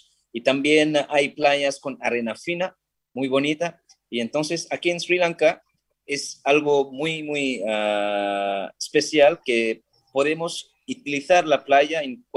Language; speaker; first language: Spanish; non-native, fluent; Sinhala